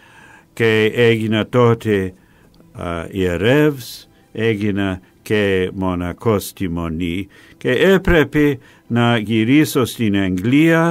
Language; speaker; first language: Greek; non-native, fluent; English